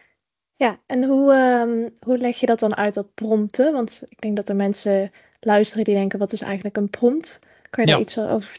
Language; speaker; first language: Dutch; native; Dutch